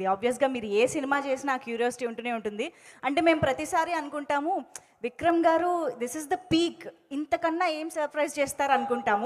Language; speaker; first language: Telugu; native; Telugu